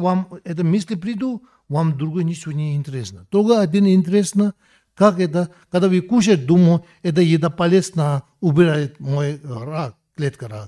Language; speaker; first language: Russian; non-native, learner; Tibetan